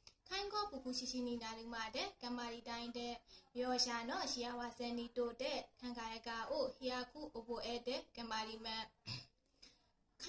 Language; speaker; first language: Japanese; non-native, learner; Burmese